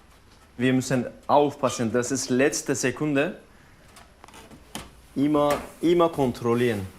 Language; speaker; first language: German; non-native, learner; Turkish